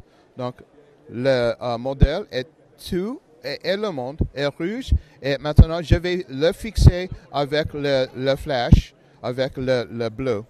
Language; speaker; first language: French; non-native, learner; English